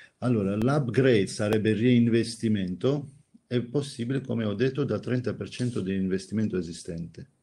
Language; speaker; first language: Italian; non-native, fluent; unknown